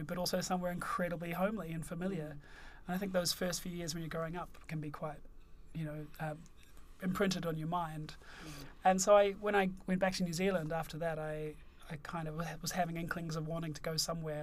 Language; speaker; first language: English; native; English